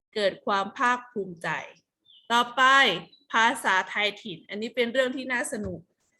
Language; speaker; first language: Thai; native; Thai